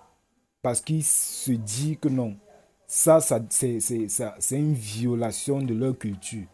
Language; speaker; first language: French; native; French